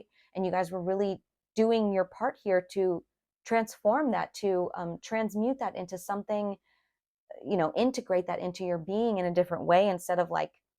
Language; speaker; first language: English; native; English